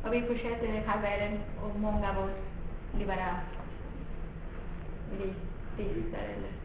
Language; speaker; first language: Swedish; non-native, fluent; Spanish